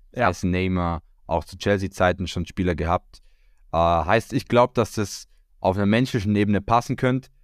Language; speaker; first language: German; early bilingual, other home language; Croatian